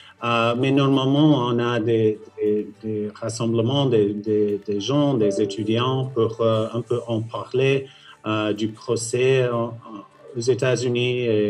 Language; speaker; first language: French; non-native, fluent; English